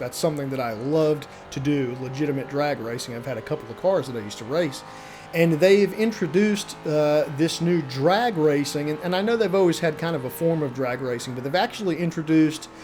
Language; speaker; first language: English; native; English